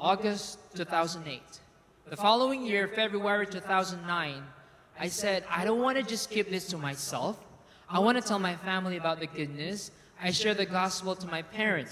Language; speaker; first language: English; non-native, local second language; Filipino